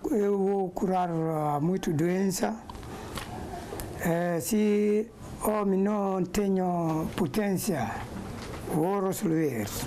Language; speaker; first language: Portuguese; non-native, local second language; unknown